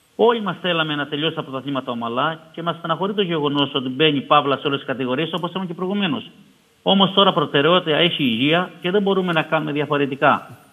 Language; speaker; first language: Greek; native; Greek